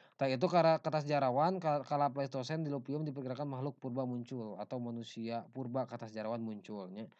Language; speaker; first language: Indonesian; non-native, local second language; Sundanese